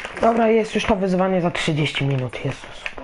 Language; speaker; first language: Polish; native; Polish